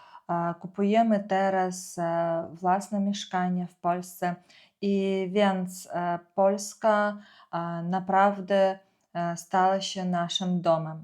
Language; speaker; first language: Polish; non-native, fluent; Ukrainian